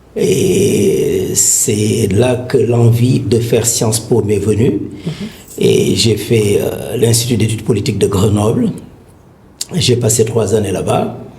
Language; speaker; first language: French; non-native, local second language; Wolof